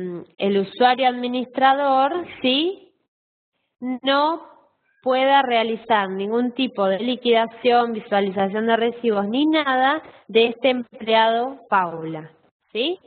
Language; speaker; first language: Spanish; native; Spanish